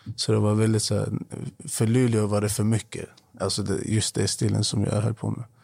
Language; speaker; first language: Swedish; non-native, fluent; Arabic